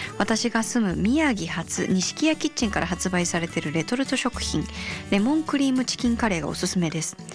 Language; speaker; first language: Japanese; native; Japanese